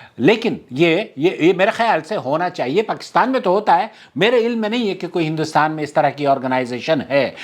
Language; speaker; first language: Urdu; native; Urdu